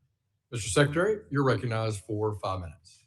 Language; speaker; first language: English; native; English